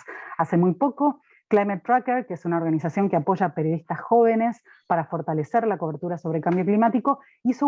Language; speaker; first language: Spanish; native; Spanish